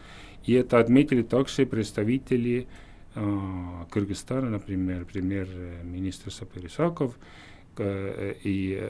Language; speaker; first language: Russian; non-native, fluent; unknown